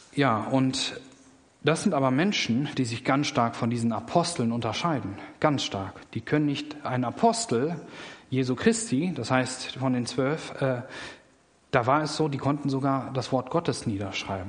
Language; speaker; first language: German; native; German